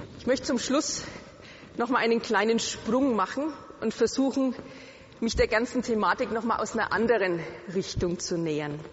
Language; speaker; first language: German; native; German